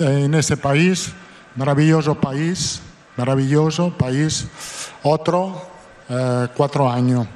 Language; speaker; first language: Portuguese; non-native, fluent; Italian